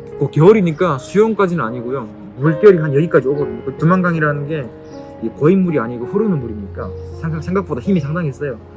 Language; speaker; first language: Korean; native; Korean